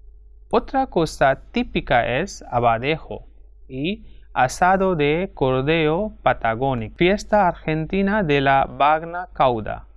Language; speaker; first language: Spanish; non-native, fluent; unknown